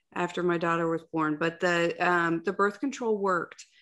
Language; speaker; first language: English; native; English